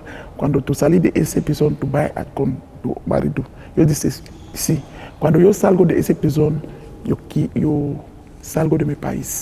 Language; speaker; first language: Spanish; non-native, learner; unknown